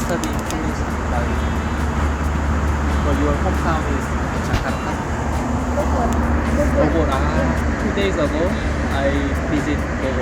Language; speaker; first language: English; non-native, learner; Korean